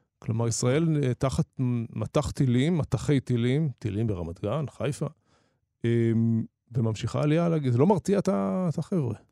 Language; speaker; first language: Hebrew; native; Hebrew